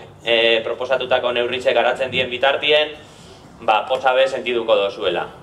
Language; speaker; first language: Basque; native; Basque